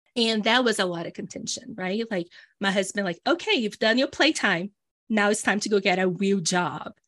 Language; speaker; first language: English; early bilingual, other home language; Portuguese